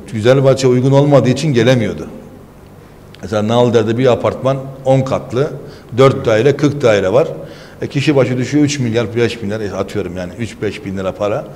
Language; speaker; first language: Turkish; native; Turkish